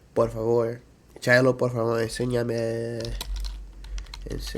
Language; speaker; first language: Spanish; early bilingual, heritage; English